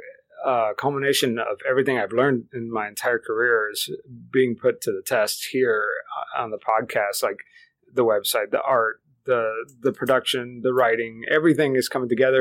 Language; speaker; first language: English; early bilingual, other home language; Spanish